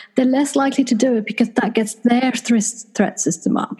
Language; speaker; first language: English; non-native, fluent; Swedish